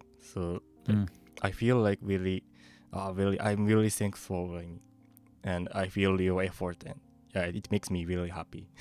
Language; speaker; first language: English; non-native, fluent; Japanese